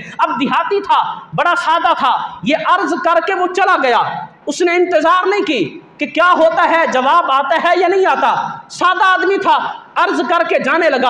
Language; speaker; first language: Urdu; native; Urdu